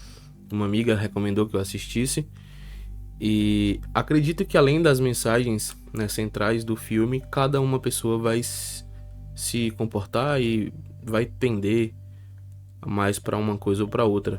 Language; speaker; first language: Portuguese; native; Portuguese